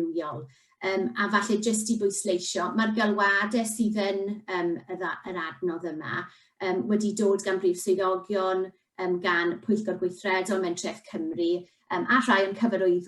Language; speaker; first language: Welsh; native; Welsh